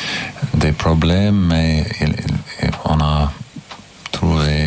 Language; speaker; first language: French; non-native, fluent; English